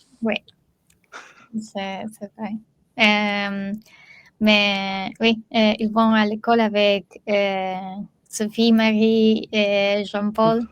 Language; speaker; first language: French; non-native, learner; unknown